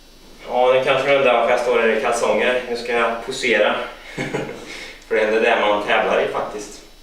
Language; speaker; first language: Swedish; native; Swedish